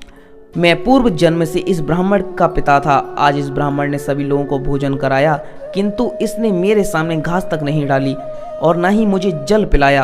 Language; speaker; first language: Hindi; native; Hindi